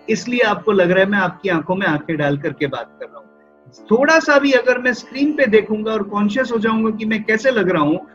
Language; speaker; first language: Hindi; non-native, local second language; Gujarati